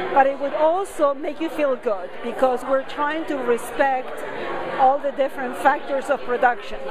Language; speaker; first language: English; non-native, fluent; Spanish